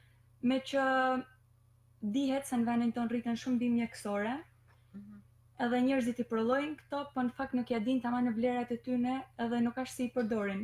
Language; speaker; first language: Albanian; native; Albanian